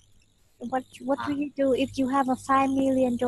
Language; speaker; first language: English; non-native, fluent; Vietnamese